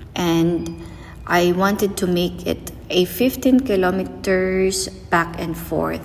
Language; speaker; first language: English; non-native, local second language; Filipino